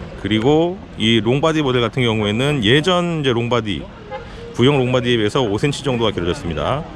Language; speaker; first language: Korean; native; Korean